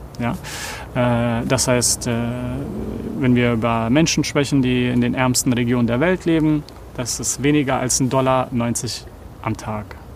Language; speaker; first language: German; early bilingual, other home language; Serbian